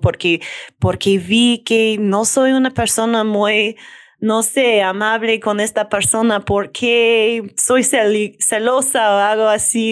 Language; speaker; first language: Spanish; non-native, learner; English